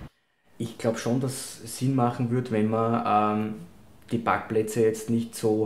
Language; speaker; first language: German; native; German